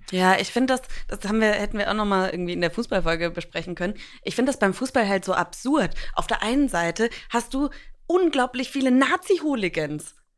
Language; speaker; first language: German; native; German